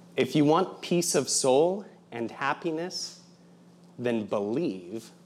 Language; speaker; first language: English; native; English